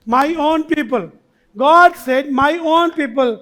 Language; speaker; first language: English; non-native, local second language; Hindi